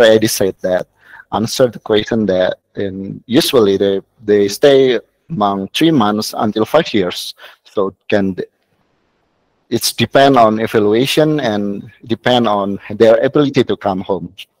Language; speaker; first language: English; non-native, fluent; Indonesian